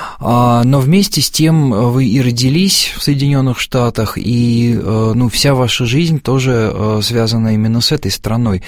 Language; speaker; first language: Russian; native; Russian